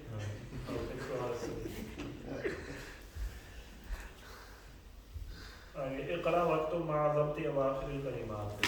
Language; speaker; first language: Arabic; non-native, fluent; Urdu